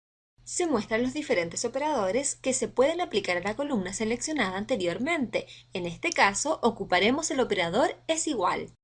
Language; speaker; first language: Spanish; native; Spanish